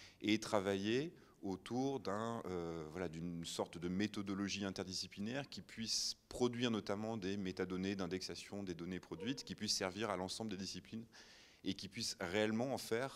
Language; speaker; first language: French; native; French